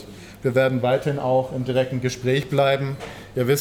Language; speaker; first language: German; native; German